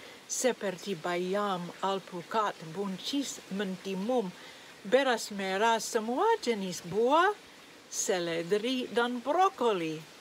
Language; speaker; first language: Indonesian; non-native, learner; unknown